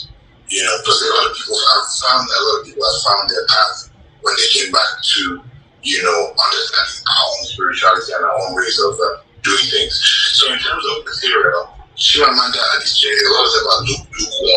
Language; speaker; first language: English; non-native, local second language; Igbo